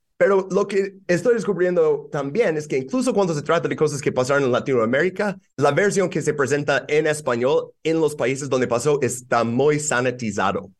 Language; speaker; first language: Spanish; non-native, fluent; English